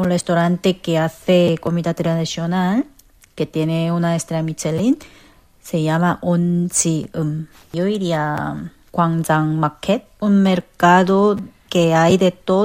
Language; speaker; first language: Spanish; non-native, fluent; Korean